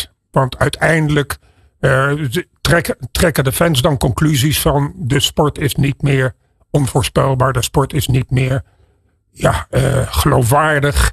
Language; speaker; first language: Dutch; native; Dutch